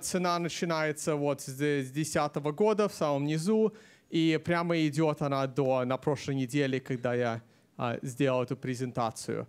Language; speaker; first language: Russian; early bilingual, heritage; Russian